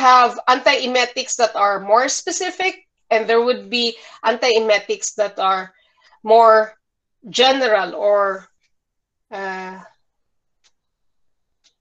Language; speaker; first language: English; non-native, local second language; Cebuano